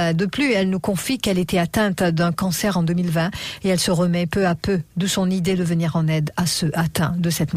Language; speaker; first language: French; non-native, local second language; Morisyen